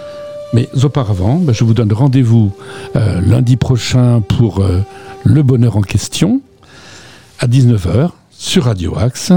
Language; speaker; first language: French; native; French